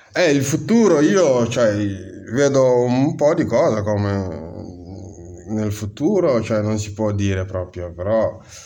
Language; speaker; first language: Italian; non-native, fluent; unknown